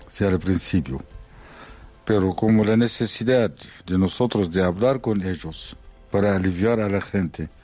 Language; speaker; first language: Spanish; non-native, fluent; Arabic